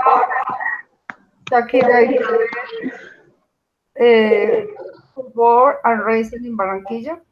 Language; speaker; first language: English; non-native, learner; Spanish